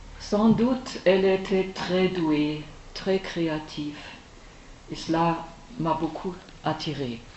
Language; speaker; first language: French; non-native, fluent; German